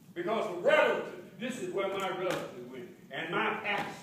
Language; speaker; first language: English; native; English